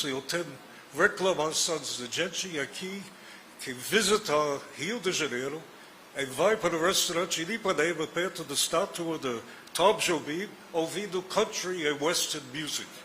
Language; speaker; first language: Portuguese; non-native, learner; English